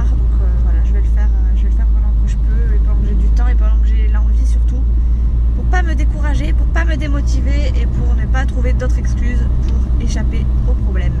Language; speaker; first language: French; native; French